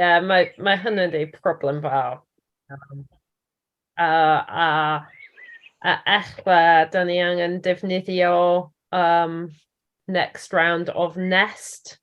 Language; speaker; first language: Welsh; non-native, learner; English